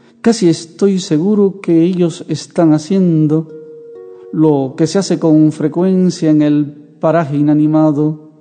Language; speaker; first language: Spanish; native; Spanish